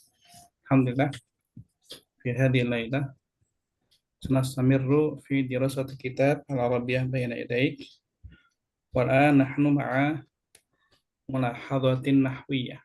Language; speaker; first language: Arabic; non-native, fluent; Indonesian